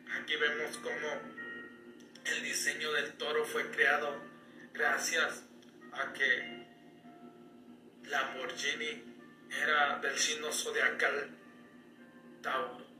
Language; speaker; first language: Spanish; native; Spanish